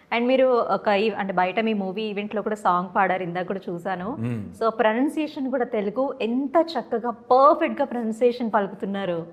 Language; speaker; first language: Telugu; native; Telugu